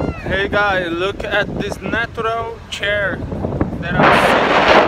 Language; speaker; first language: English; non-native, learner; Portuguese